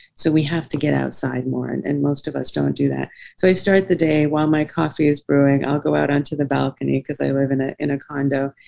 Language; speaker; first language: English; native; English